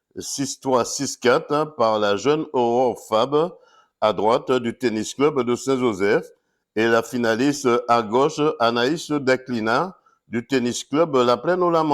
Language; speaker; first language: French; native; French